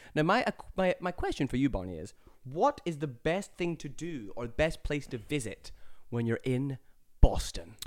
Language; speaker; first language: English; native; English